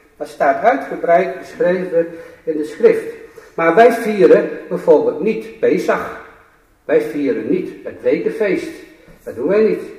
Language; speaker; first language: Dutch; native; Dutch